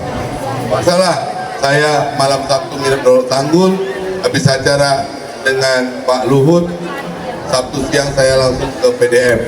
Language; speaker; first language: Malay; non-native, local second language; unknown